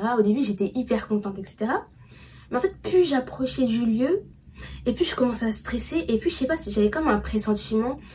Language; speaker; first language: French; early bilingual, other home language; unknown